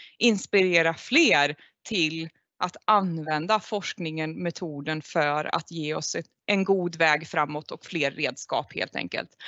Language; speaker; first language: Swedish; native; Swedish